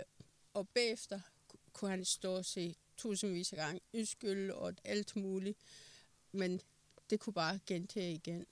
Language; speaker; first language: Danish; non-native, fluent; Persian